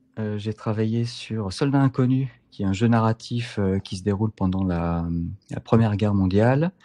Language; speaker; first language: French; native; French